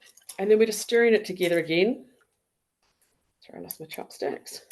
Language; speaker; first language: English; native; English